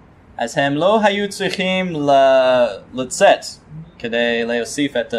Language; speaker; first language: Hebrew; non-native, fluent; English